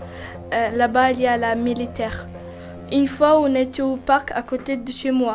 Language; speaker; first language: French; non-native, learner; Arabic